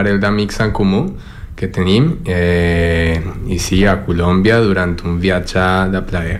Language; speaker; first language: Catalan; non-native, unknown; Spanish